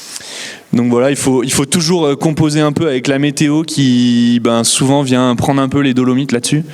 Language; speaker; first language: French; native; French